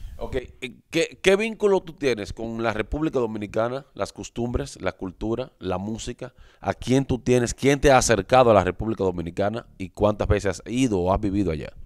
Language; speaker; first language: Spanish; native; Spanish